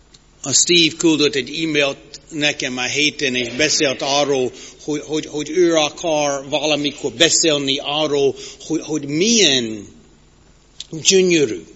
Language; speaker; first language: Hungarian; non-native, fluent; English